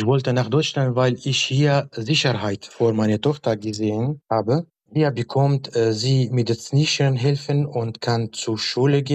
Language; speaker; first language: German; non-native, learner; Kurdish